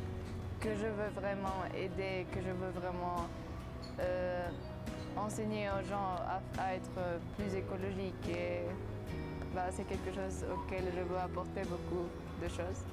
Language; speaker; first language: French; non-native, fluent; Spanish